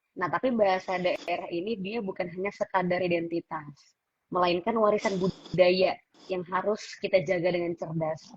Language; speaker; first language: Indonesian; native; Indonesian